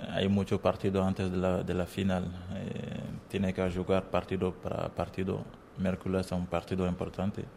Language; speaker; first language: Spanish; non-native, learner; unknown